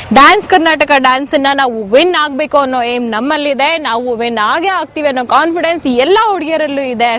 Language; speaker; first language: Kannada; native; Kannada